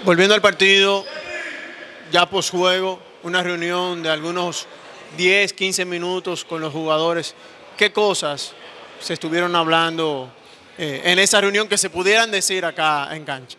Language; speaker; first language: Spanish; native; Spanish